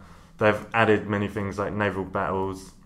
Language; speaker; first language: English; native; English